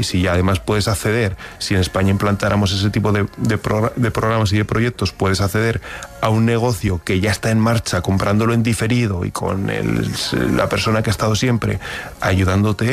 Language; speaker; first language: Spanish; native; Spanish